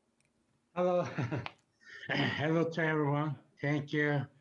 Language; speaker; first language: English; non-native, fluent; Turkish